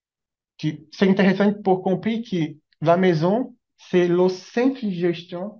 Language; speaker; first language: French; non-native, learner; Portuguese